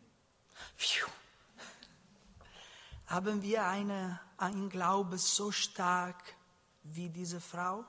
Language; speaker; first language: German; non-native, learner; Italian